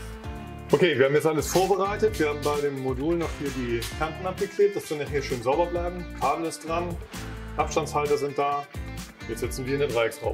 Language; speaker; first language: German; native; German